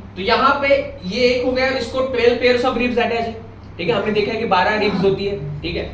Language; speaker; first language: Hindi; non-native, local second language; Marathi